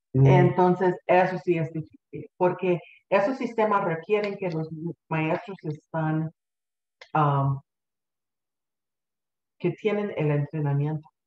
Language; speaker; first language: Spanish; early bilingual, heritage; Spanish